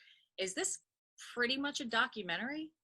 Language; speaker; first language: English; native; English